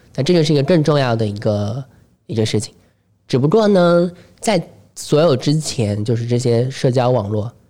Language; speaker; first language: Chinese; native; Chinese